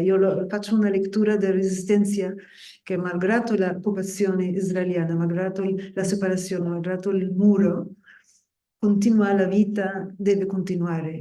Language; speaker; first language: Italian; non-native, fluent; Spanish